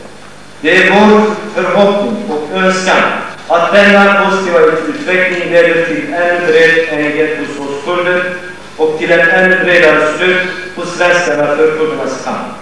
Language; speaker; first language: Swedish; non-native, fluent; Kurdish